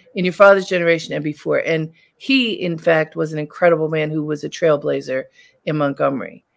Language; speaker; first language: English; native; English